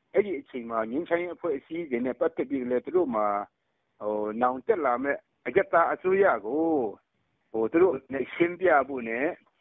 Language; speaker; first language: Burmese; non-native, local second language; Kachin